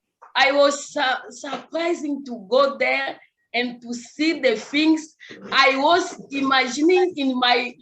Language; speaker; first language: English; non-native, learner; Kongo